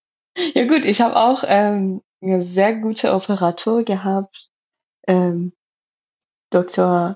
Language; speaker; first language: German; non-native, learner; Persian